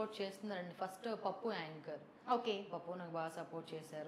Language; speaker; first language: Telugu; native; Telugu